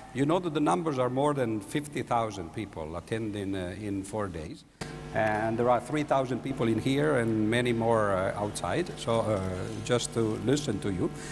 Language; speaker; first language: English; non-native, fluent; Italian